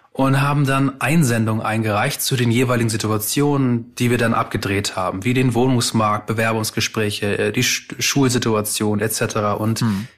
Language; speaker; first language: German; early bilingual, other home language; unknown